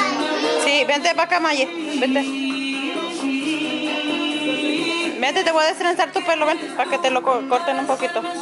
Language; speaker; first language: Spanish; early bilingual, heritage; Spanish